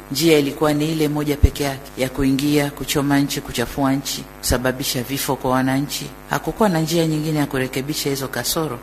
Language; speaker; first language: Swahili; native; Swahili